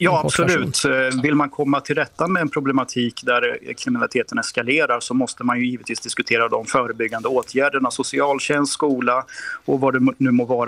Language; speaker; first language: Swedish; native; Swedish